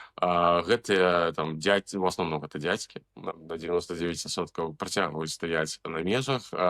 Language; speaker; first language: Belarusian; native; Belarusian